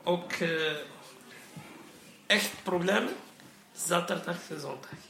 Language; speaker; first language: Dutch; non-native, learner; Arabic